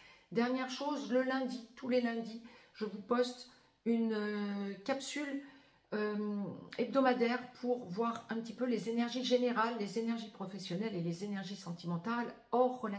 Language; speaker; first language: French; native; French